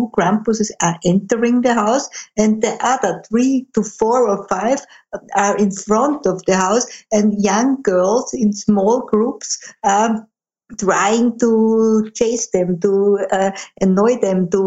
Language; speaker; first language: English; non-native, fluent; German